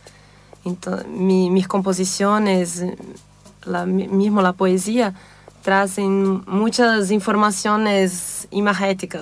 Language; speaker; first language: Spanish; non-native, fluent; Portuguese